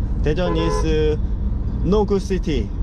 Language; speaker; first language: English; non-native, learner; Korean